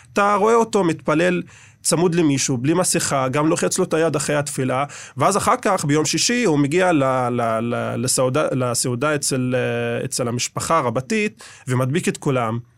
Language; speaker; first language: Hebrew; non-native, local second language; Arabic